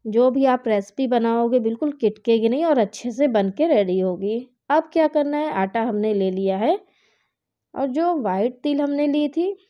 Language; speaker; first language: Hindi; native; Hindi